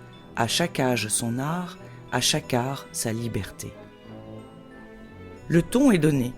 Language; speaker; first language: French; native; French